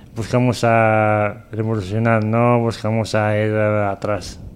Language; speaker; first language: Spanish; non-native, fluent; Arabic